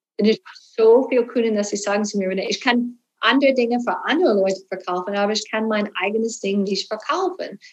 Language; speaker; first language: German; non-native, learner; English